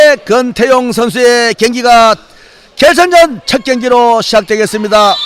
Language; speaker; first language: Korean; native; Korean